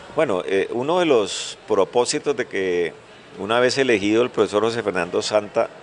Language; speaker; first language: Spanish; native; Spanish